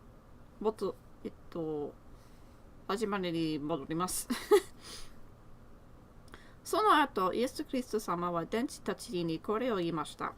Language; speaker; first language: Japanese; non-native, learner; English